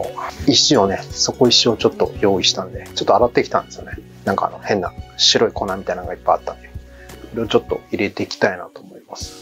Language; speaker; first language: Japanese; native; Japanese